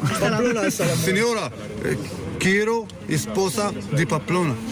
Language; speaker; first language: Spanish; non-native, learner; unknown